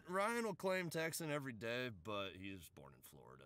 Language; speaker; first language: English; native; English